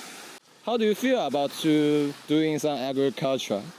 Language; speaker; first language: English; non-native, learner; Chinese